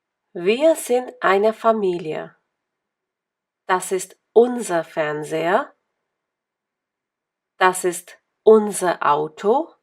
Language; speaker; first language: German; non-native, fluent; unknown